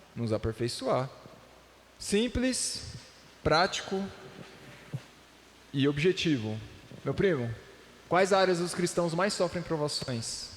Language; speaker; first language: Portuguese; native; Portuguese